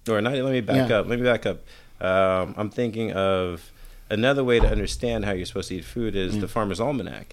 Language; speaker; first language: English; native; English